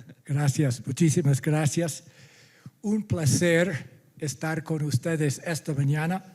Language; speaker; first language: Spanish; non-native, fluent; English